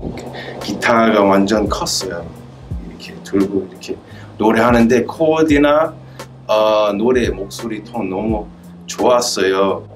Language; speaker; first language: Korean; early bilingual, heritage; Korean